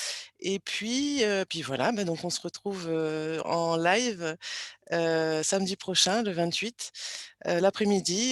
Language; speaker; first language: French; native; French